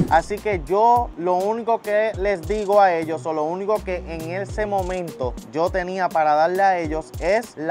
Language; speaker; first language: Spanish; native; Spanish